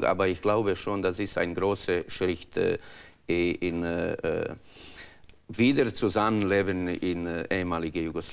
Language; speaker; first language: German; non-native, learner; Croatian